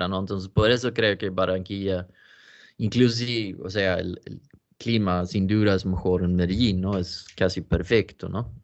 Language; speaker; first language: Spanish; non-native, learner; Swedish